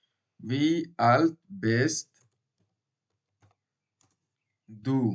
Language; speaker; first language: German; non-native, learner; Baluchi